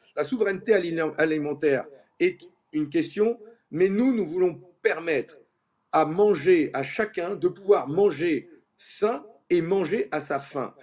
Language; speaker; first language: French; native; French